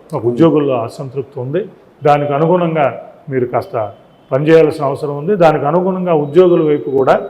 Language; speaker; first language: Telugu; native; Telugu